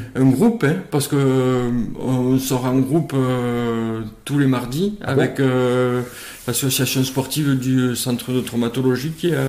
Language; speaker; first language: French; native; French